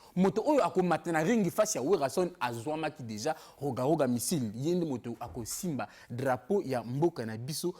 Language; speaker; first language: Lingala; native; Lingala